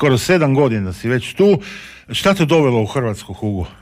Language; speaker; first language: Serbian; native; Serbian